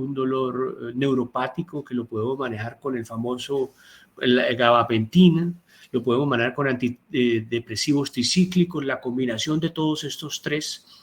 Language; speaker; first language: Spanish; native; Spanish